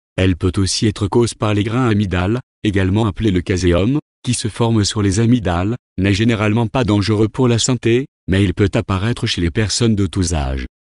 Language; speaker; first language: French; non-native, local second language; Wolof